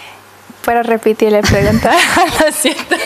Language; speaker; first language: Spanish; early bilingual, heritage; English